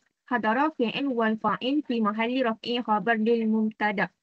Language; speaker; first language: Arabic; non-native, learner; Malay